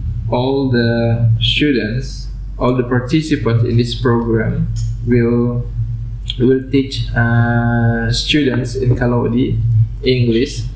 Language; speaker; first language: English; non-native, fluent; Indonesian